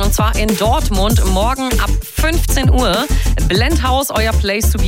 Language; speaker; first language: German; native; German